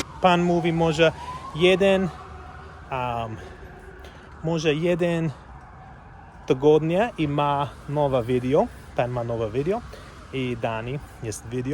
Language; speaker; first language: Polish; non-native, learner; English